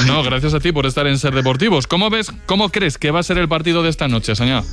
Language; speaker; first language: Spanish; native; Spanish